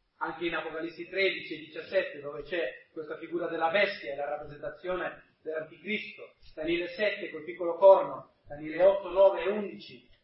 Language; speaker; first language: Italian; non-native, fluent; English